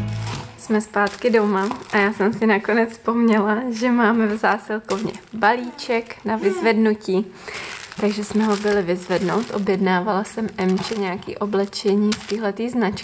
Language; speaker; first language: Czech; native; Czech